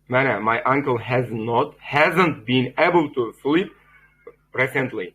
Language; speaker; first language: English; non-native, learner; Uzbek